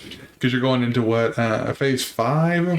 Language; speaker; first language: English; native; English